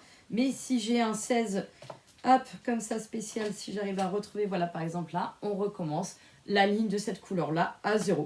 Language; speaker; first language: French; native; French